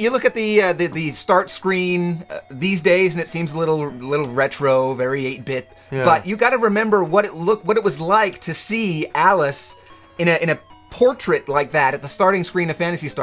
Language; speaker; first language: English; native; English